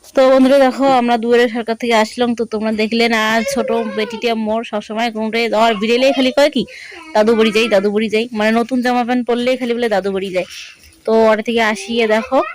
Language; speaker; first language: Bangla; non-native, local second language; Rangpuri